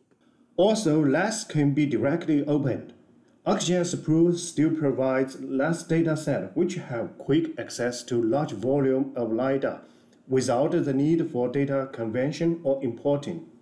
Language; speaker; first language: English; non-native, fluent; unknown